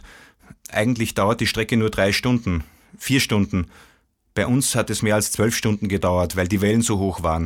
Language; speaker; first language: German; non-native, fluent; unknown